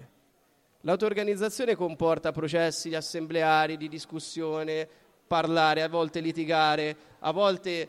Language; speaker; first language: Italian; native; Italian